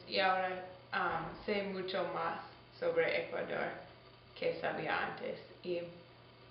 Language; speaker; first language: Spanish; non-native, learner; English